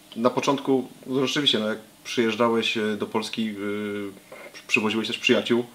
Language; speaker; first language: Polish; native; Polish